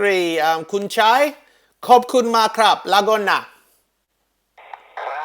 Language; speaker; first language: Thai; non-native, learner; English